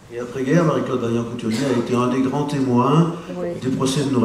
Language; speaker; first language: French; native; French